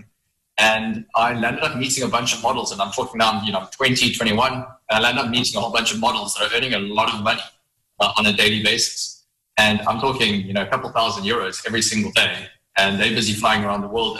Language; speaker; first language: English; native; English